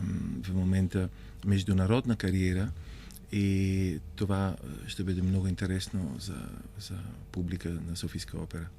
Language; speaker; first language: Bulgarian; non-native, fluent; Italian